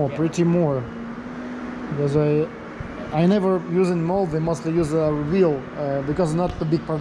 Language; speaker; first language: English; non-native, learner; Russian